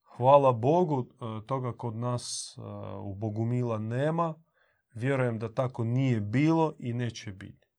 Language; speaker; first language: Croatian; native; Croatian